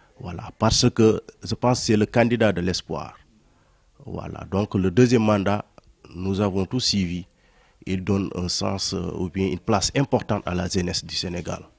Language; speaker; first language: French; non-native, local second language; Wolof